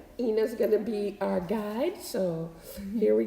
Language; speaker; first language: English; native; English